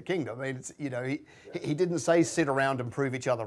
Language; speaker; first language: English; native; English